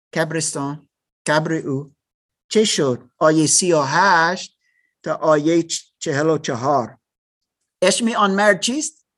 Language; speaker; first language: Persian; non-native, learner; German